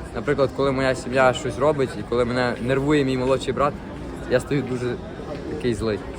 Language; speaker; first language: Ukrainian; native; Ukrainian